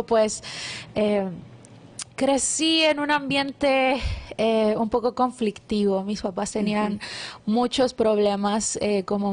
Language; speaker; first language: Spanish; native; Spanish